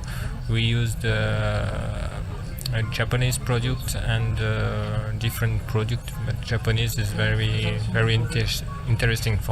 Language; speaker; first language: English; non-native, learner; French